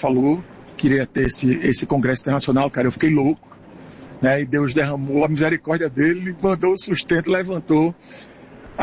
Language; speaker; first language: Portuguese; native; Portuguese